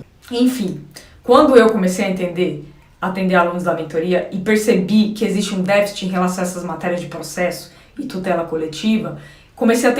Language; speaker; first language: Portuguese; native; Portuguese